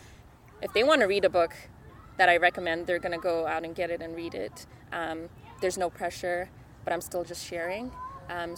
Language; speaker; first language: English; non-native, local second language; Shona